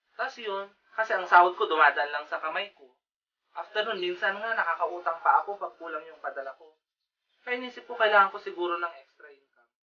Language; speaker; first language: Filipino; non-native, local second language; Iloko